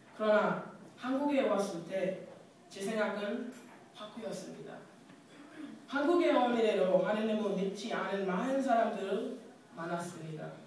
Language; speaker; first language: Korean; non-native, fluent; English